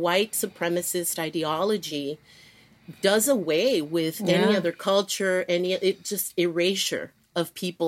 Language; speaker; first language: English; native; English